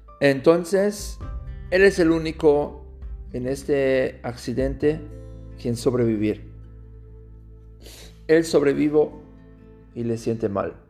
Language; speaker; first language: Spanish; non-native, learner; German